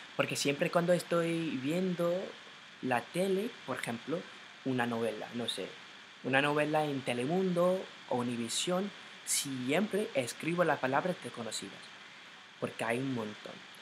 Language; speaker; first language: Spanish; non-native, learner; English